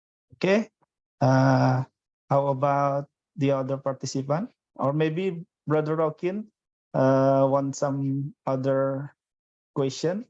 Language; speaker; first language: English; non-native, fluent; Indonesian